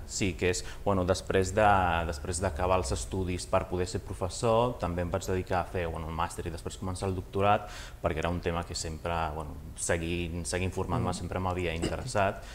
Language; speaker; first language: Catalan; early bilingual, other home language; Romanian